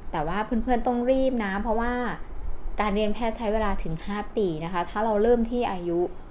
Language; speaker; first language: Thai; native; Thai